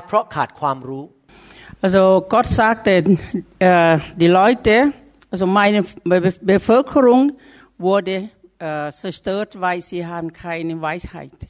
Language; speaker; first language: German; non-native, learner; Thai